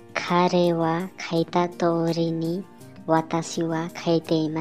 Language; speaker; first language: Japanese; non-native, learner; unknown